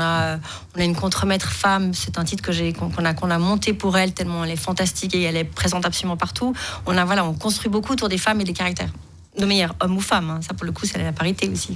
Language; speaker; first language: French; native; French